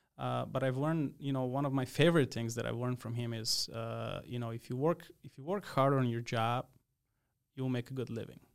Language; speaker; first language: English; non-native, fluent; Macedonian